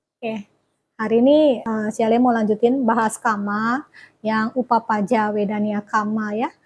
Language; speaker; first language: Indonesian; native; Indonesian